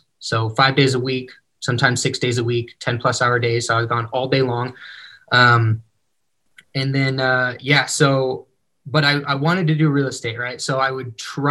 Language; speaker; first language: English; native; English